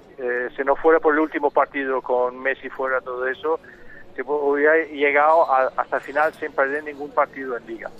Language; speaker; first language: Spanish; non-native, fluent; Danish